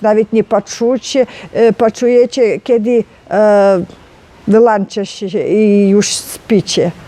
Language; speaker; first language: Polish; non-native, learner; Ukrainian